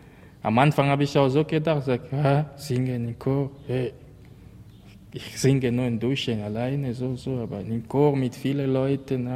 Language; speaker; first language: German; non-native, learner; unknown